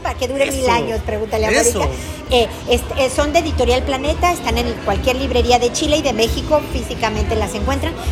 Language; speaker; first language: Spanish; native; Spanish